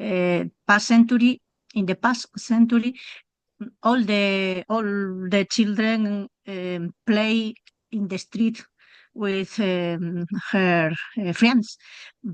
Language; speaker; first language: English; non-native, learner; Spanish